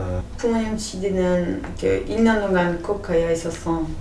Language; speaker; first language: Korean; non-native, learner; French